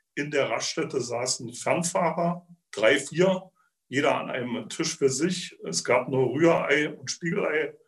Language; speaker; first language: German; native; German